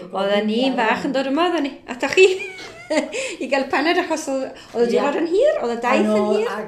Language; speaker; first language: Welsh; early bilingual, heritage; Welsh